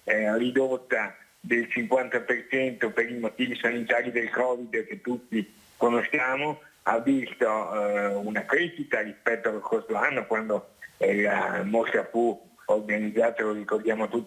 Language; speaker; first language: Italian; native; Italian